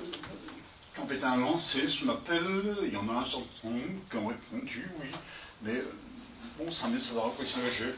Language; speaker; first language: French; native; French